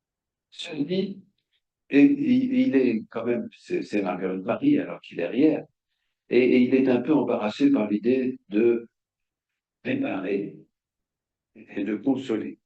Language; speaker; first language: French; native; French